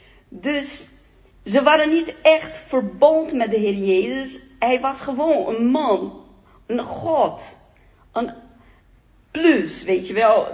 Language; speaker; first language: Dutch; non-native, fluent; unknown